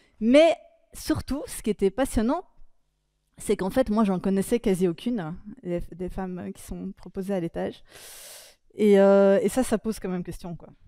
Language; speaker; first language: French; native; French